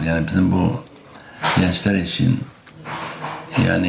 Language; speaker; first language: Turkish; non-native, local second language; Kurdish